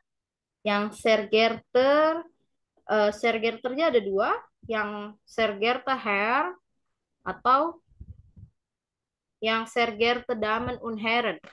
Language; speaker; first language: German; non-native, learner; Indonesian